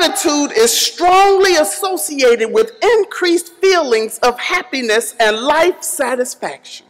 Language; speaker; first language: English; native; English